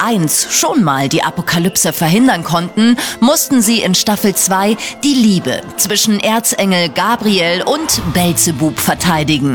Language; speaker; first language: German; native; German